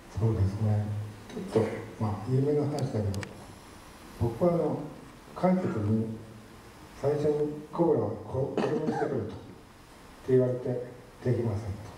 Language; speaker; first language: Japanese; native; Japanese